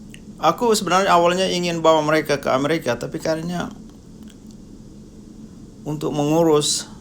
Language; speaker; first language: Indonesian; non-native, local second language; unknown